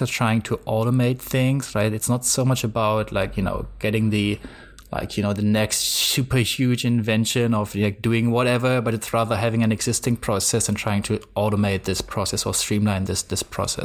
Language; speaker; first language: English; non-native, fluent; German